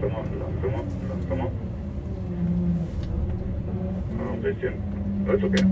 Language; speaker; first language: German; non-native, learner; Polish